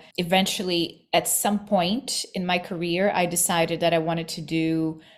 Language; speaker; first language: English; non-native, fluent; Portuguese